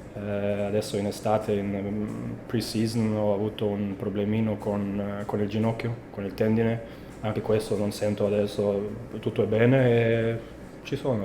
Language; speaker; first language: Italian; non-native, fluent; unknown